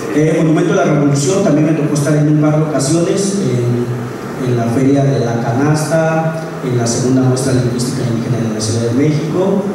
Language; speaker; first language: Spanish; non-native, local second language; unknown